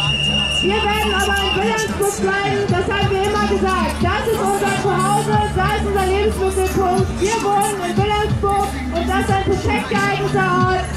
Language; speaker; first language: German; native; German